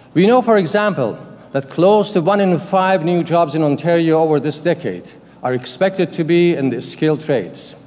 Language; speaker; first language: English; non-native, fluent; Persian